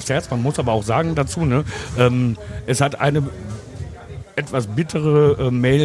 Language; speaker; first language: German; native; German